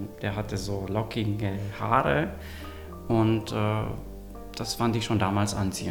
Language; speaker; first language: German; non-native, local second language; Romanian